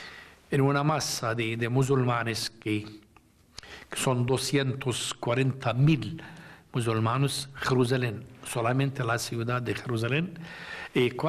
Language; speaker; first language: Spanish; non-native, fluent; Arabic